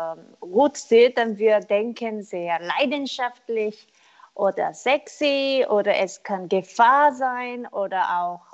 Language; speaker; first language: German; non-native, learner; Korean